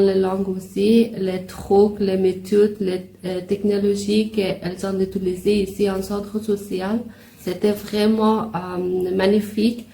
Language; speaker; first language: French; non-native, learner; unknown